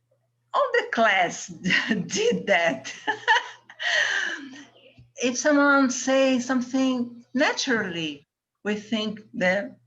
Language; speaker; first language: English; non-native, learner; Portuguese